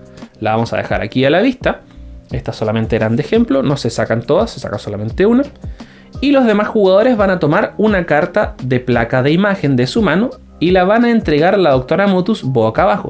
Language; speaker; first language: Spanish; native; Spanish